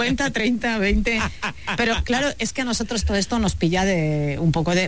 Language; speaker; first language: Spanish; native; Spanish